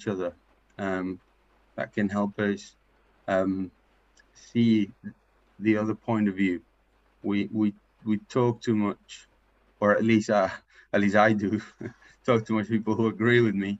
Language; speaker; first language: English; non-native, fluent; Spanish